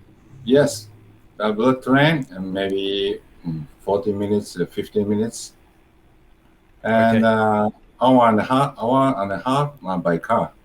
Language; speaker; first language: English; non-native, learner; Japanese